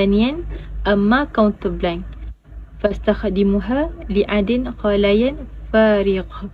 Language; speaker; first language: Arabic; non-native, learner; Malay